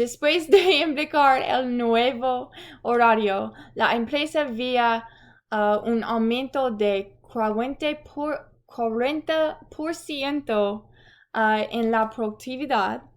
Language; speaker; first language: Spanish; non-native, learner; English